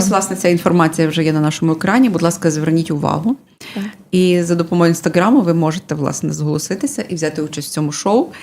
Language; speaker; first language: Ukrainian; native; Ukrainian